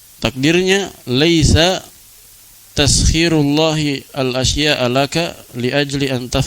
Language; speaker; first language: Arabic; non-native, fluent; Indonesian